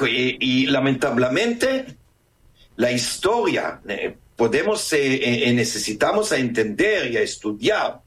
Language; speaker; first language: Spanish; non-native, fluent; Hebrew